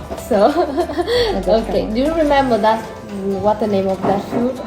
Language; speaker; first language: English; non-native, fluent; Vietnamese